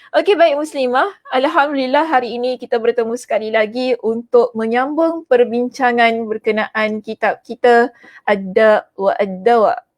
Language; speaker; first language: Malay; native; Malay